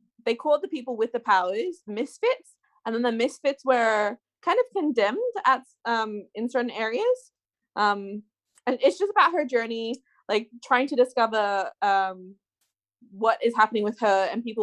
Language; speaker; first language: English; non-native, local second language; Tongan